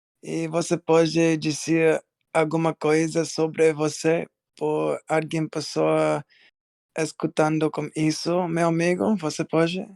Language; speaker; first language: Portuguese; non-native, learner; English